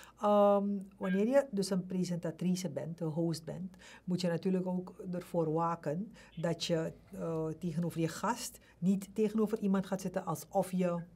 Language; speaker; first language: Dutch; native; Dutch